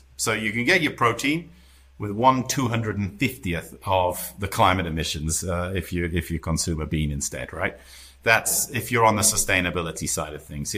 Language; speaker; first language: English; native; English